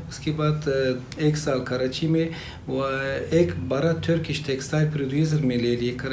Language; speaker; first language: Hindi; non-native, learner; Turkish